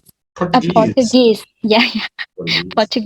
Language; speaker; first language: English; non-native, learner; Vietnamese